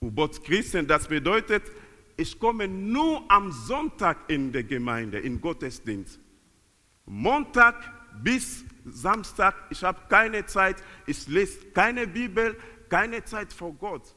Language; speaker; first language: German; non-native, learner; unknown